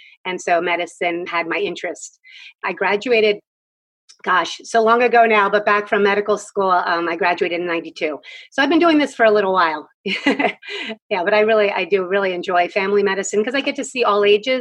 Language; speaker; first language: English; native; English